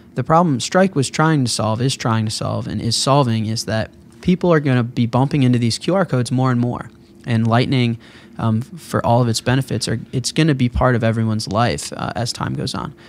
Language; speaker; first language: English; native; English